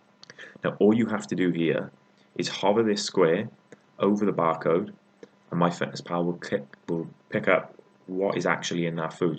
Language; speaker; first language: English; native; English